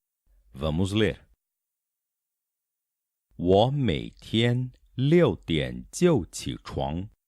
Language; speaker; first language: Chinese; non-native, fluent; Portuguese